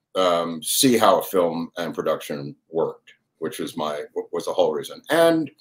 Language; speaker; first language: English; native; English